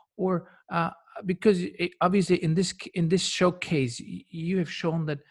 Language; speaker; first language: English; non-native, fluent; German